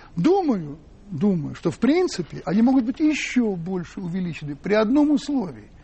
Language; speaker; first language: Russian; native; Russian